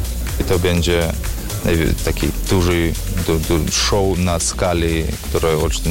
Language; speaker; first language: Polish; non-native, learner; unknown